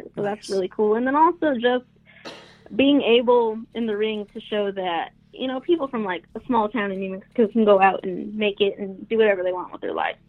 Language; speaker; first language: English; native; English